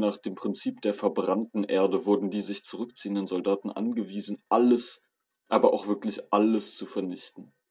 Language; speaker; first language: German; native; German